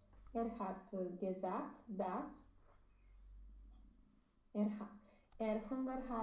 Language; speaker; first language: German; non-native, learner; Romanian